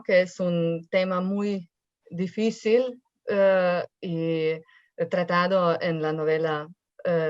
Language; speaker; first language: Spanish; non-native, fluent; Slovenian